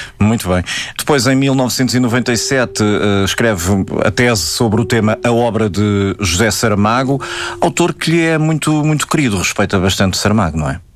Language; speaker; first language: Portuguese; native; Portuguese